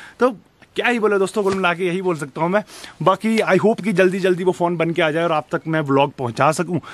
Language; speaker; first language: Hindi; native; Hindi